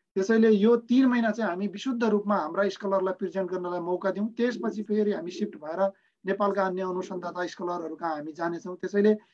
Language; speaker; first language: Nepali; native; Nepali